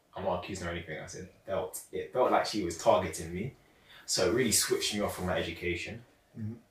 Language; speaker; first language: English; native; English